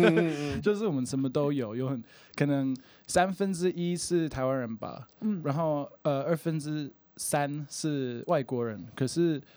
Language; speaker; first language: Chinese; non-native, fluent; English